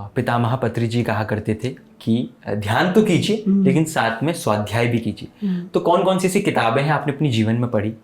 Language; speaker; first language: Hindi; native; Hindi